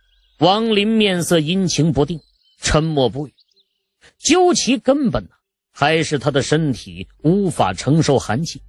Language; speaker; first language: Chinese; native; Chinese